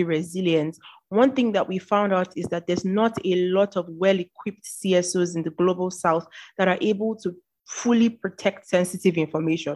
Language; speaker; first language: English; non-native, local second language; Yoruba